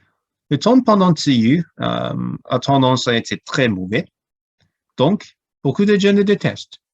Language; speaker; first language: French; non-native, learner; Cantonese